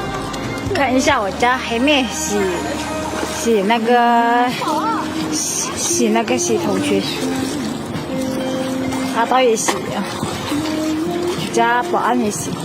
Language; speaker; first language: Chinese; non-native, fluent; Hmong